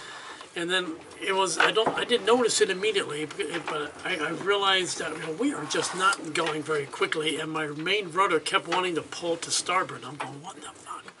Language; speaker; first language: English; native; English